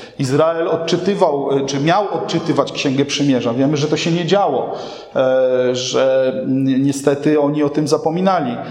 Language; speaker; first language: Polish; native; Polish